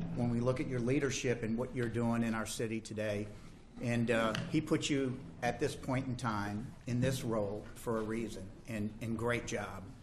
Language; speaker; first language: English; native; English